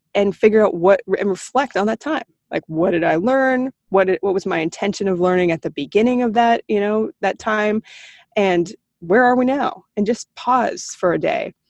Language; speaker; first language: English; native; English